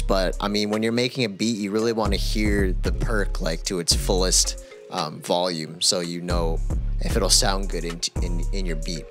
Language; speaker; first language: English; native; English